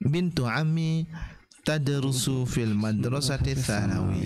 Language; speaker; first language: Arabic; non-native, fluent; Indonesian